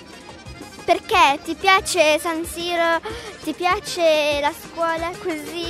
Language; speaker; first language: Italian; early bilingual, other home language; Arabic